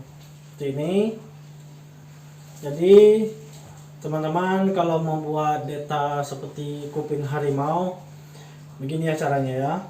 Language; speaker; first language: Indonesian; native; Indonesian